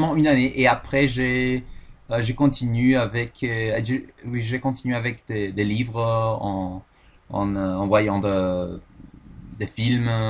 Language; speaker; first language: French; non-native, fluent; Spanish